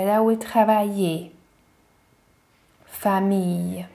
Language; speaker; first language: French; non-native, fluent; Hungarian